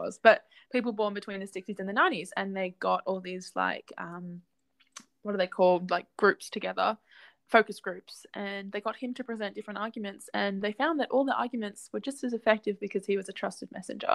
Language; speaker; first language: English; native; English